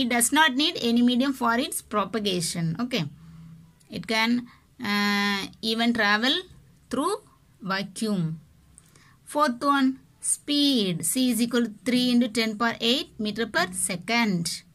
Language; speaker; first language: English; non-native, local second language; Tamil